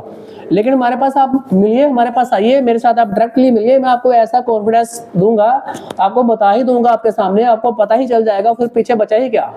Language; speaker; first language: Hindi; native; Hindi